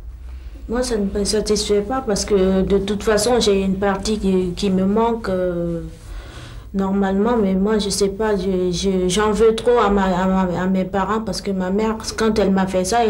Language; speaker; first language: French; early bilingual, other home language; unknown